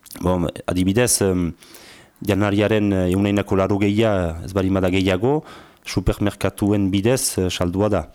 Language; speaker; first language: Basque; native; Basque